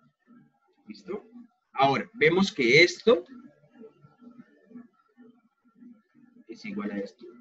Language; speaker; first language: Spanish; native; Spanish